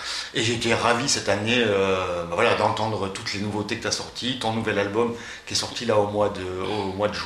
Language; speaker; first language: French; native; French